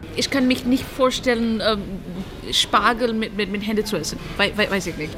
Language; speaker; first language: German; non-native, learner; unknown